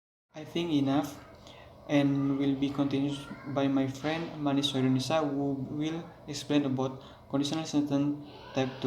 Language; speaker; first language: English; non-native, learner; Indonesian